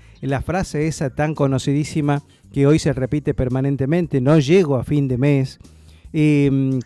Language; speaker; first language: Spanish; native; Spanish